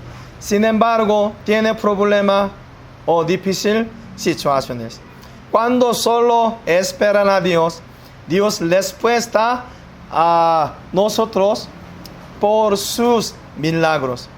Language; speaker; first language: Spanish; non-native, learner; Korean